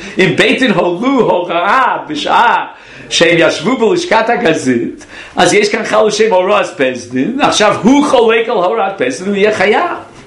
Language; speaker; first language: Hebrew; non-native, fluent; English